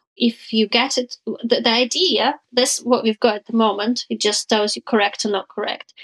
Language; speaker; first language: English; non-native, fluent; Ukrainian